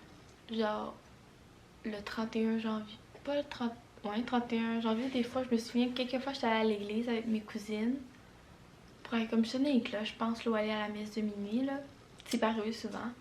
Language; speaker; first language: French; native; French